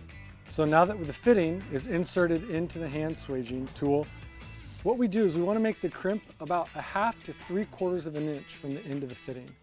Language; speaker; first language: English; native; English